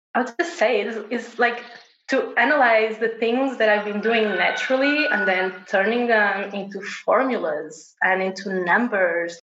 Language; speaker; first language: English; non-native, fluent; Portuguese